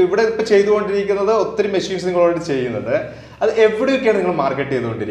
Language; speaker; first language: Malayalam; native; Malayalam